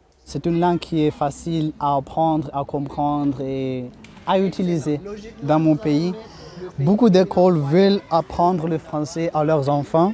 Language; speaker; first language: French; non-native, fluent; Zulu